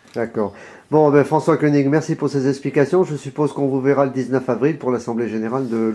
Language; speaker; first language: French; native; French